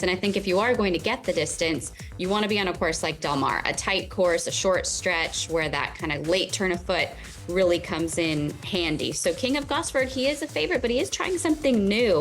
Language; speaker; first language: English; native; English